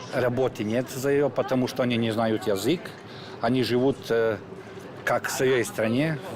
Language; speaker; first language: Russian; non-native, learner; Serbian